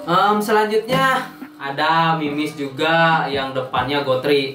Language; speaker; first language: Indonesian; native; Indonesian